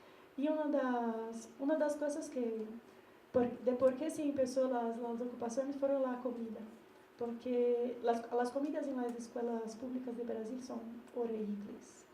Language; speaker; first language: Spanish; non-native, learner; Portuguese